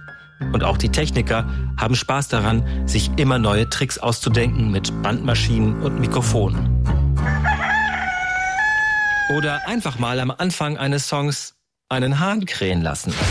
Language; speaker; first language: German; native; German